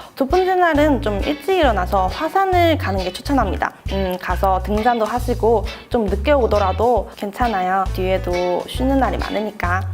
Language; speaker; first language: Korean; non-native, fluent; Chinese